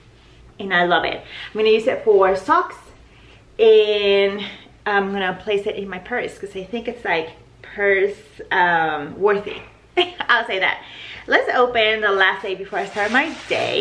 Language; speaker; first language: English; non-native, fluent; Spanish